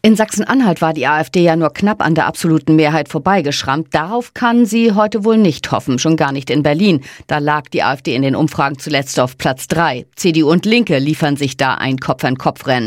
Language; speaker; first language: German; native; German